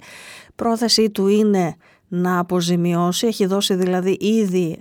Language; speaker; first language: Greek; native; Greek